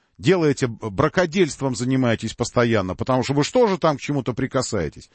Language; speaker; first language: Russian; native; Russian